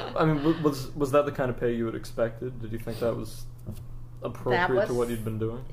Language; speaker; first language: English; native; English